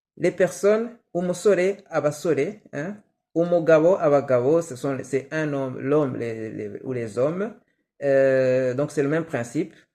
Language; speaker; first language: French; non-native, local second language; Kinyarwanda